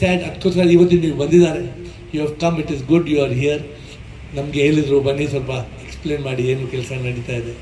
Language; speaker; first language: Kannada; non-native, local second language; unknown